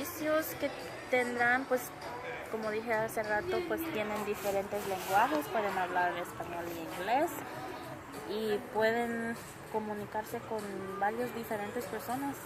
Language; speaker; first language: Spanish; early bilingual, other home language; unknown